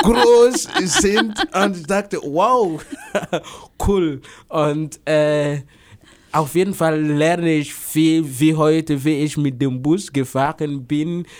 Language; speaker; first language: German; non-native, fluent; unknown